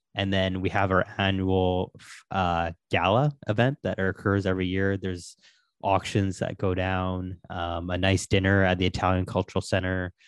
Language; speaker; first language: English; native; English